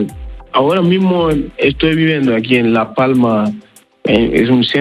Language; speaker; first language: Spanish; non-native, learner; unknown